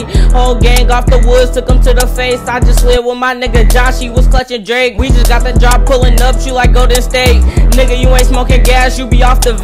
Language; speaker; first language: English; native; English